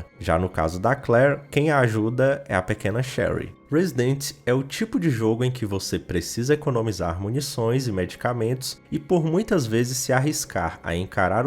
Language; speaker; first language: Portuguese; native; Portuguese